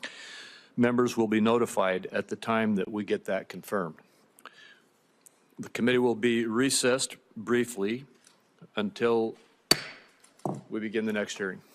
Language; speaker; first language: English; native; English